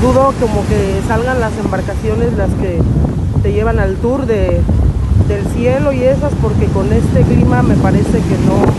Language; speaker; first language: Spanish; native; Spanish